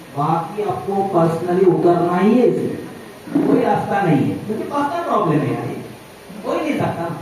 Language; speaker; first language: Hindi; non-native, local second language; Marathi